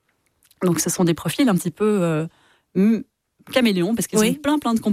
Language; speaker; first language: French; native; French